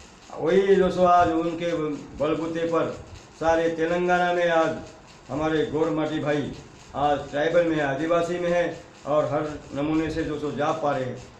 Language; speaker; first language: Hindi; non-native, local second language; Lambadi